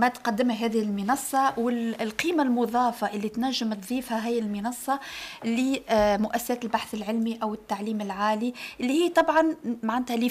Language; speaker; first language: Arabic; native; Arabic